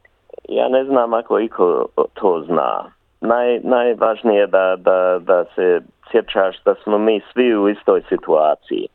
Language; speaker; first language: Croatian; early bilingual, heritage; Bosnian